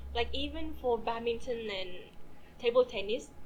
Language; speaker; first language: English; non-native, fluent; Vietnamese